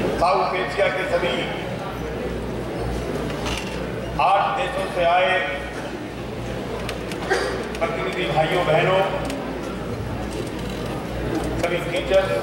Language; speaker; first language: Hindi; native; Hindi